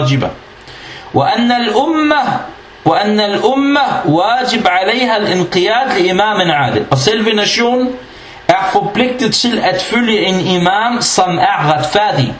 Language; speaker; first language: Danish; non-native, fluent; Arabic